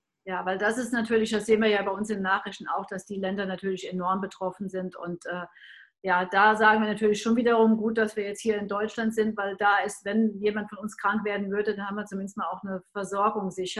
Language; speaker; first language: German; native; German